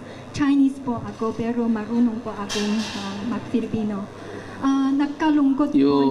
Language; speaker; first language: Filipino; non-native, learner; Chinese